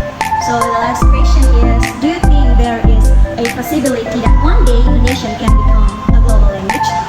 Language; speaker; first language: English; non-native, fluent; Indonesian